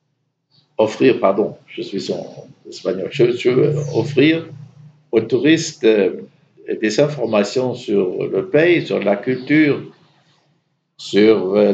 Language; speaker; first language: French; non-native, fluent; German